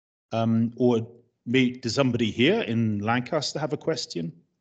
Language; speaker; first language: English; native; English